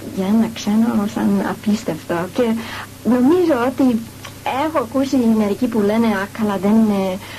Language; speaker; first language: Greek; non-native, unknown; English